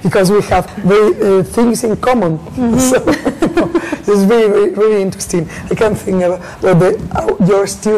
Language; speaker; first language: English; non-native, learner; Spanish